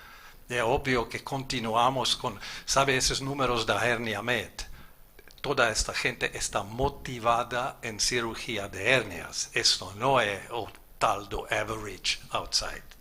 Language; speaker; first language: Spanish; non-native, fluent; German